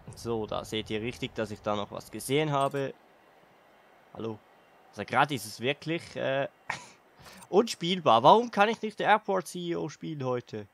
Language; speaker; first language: German; native; German